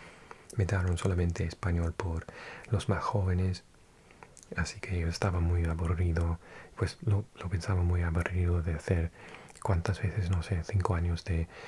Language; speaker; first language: Spanish; non-native, fluent; English